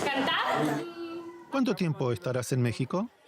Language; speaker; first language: Spanish; native; Spanish